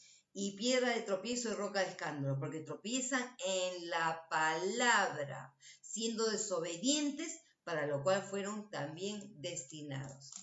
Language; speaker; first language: Spanish; native; Spanish